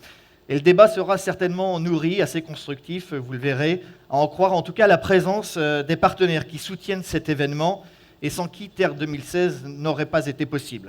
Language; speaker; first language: French; native; French